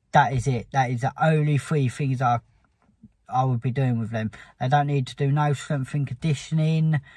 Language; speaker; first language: English; native; English